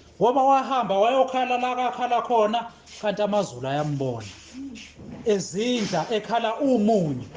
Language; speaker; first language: Zulu; native; Zulu